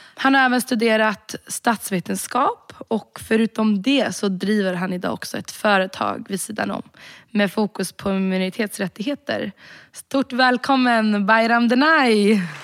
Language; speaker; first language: Swedish; early bilingual, other home language; Romany